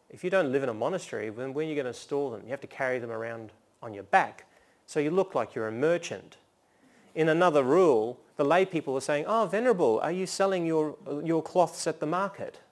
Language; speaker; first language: English; native; English